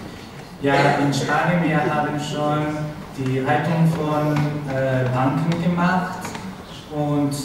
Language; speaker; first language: German; non-native, learner; Spanish